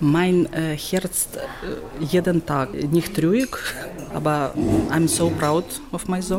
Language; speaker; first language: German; non-native, learner; Ukrainian